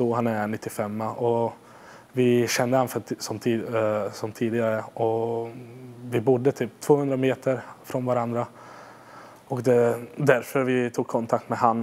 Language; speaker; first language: Swedish; non-native, fluent; Hungarian